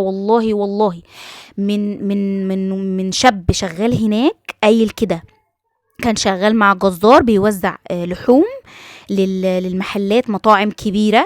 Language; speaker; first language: Arabic; native; Arabic